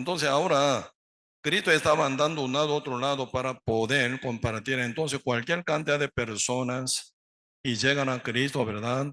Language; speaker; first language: Spanish; non-native, learner; Korean